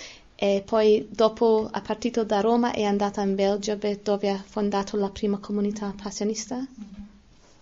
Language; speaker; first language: Italian; non-native, learner; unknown